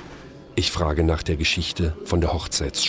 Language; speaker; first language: German; native; German